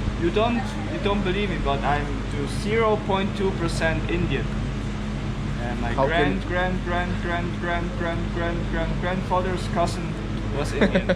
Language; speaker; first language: English; non-native, learner; Persian